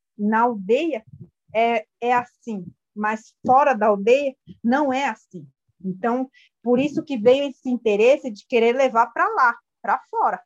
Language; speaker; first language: Portuguese; non-native, local second language; Guarani